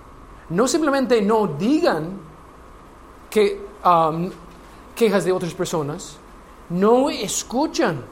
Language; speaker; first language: Spanish; non-native, learner; English